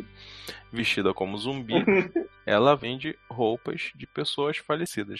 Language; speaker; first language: Portuguese; native; Portuguese